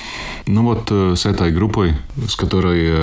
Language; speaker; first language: Russian; non-native, local second language; Latvian